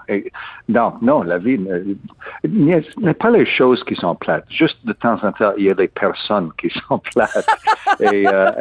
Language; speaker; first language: French; non-native, learner; English